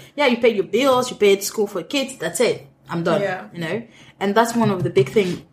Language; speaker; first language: English; non-native, local second language; French